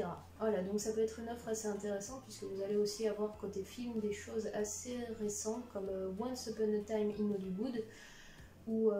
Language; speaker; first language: French; native; French